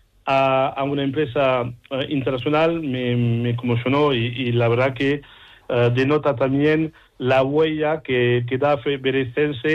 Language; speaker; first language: Spanish; non-native, fluent; French